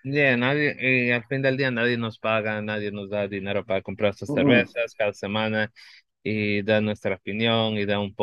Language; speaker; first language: Spanish; early bilingual, heritage; Spanish